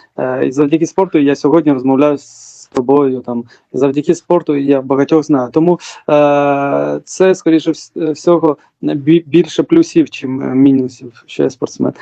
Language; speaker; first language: Ukrainian; early bilingual, other home language; Georgian